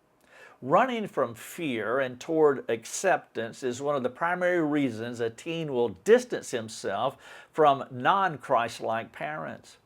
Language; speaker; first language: English; native; English